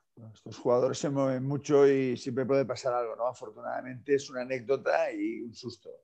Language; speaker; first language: Spanish; non-native, local second language; Catalan